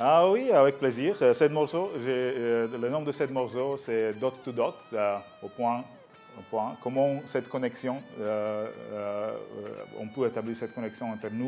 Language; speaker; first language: French; non-native, learner; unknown